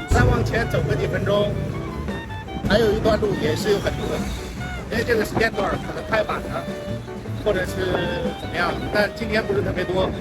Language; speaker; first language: Chinese; native; Chinese